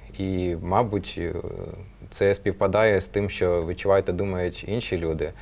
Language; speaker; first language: Ukrainian; non-native, local second language; Russian